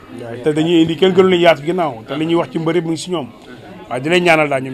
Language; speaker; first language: Wolof; native; Wolof